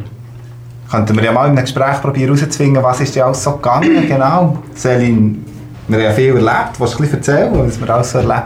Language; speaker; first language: German; native; German